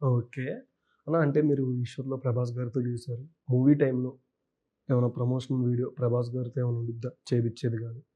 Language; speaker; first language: Telugu; native; Telugu